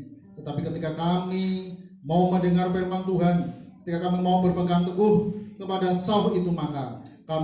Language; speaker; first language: Indonesian; non-native, local second language; Javanese